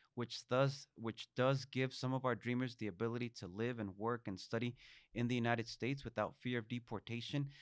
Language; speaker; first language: English; early bilingual, other home language; Spanish